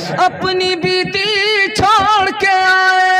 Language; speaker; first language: Hindi; native; Hindi